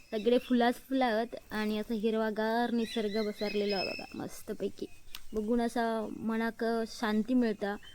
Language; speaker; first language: Marathi; non-native, local second language; Konkani